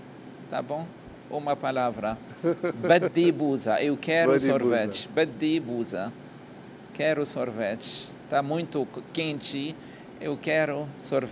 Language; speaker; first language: Portuguese; non-native, fluent; Arabic